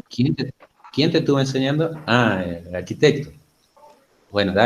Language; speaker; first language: Spanish; native; Spanish